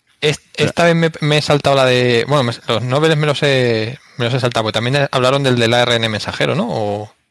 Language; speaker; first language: Spanish; native; Spanish